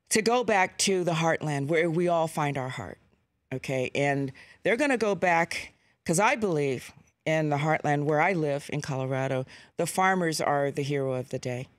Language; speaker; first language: English; native; English